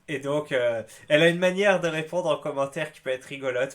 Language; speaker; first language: French; native; French